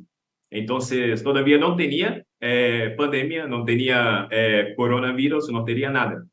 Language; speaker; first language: Spanish; non-native, learner; Portuguese